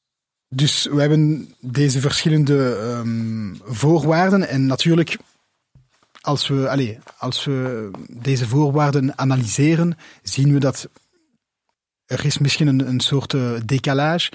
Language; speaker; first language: Dutch; non-native, local second language; French